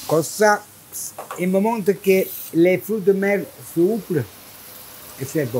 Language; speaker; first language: French; non-native, learner; Italian